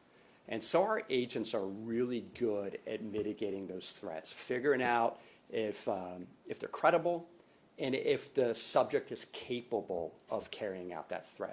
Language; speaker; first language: English; native; English